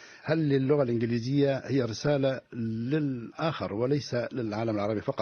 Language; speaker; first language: Arabic; native; Arabic